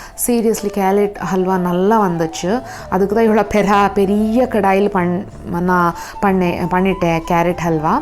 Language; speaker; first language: Tamil; non-native, learner; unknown